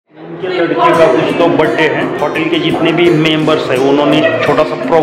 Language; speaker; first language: Hindi; non-native, local second language; Marathi